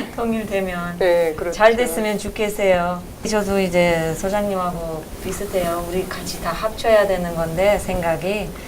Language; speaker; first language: Korean; non-native, fluent; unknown